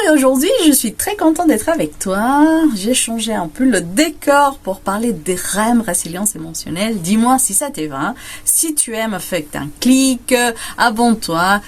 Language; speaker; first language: French; non-native, fluent; Spanish